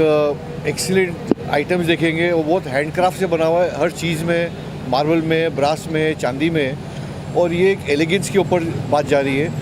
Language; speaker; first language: Hindi; native; Hindi